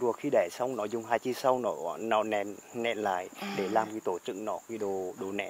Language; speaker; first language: Vietnamese; native; Vietnamese